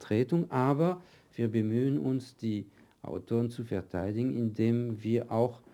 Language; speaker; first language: German; non-native, fluent; French